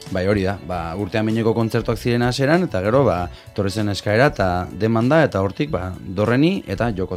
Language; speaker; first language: Basque; native; Basque